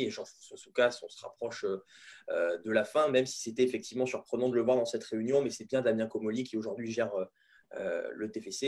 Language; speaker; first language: French; native; French